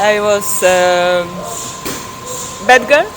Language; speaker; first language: English; non-native, fluent; Greek